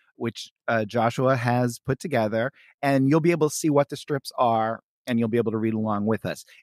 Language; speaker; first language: English; native; English